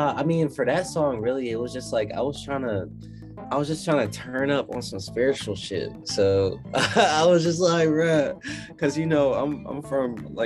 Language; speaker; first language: English; native; English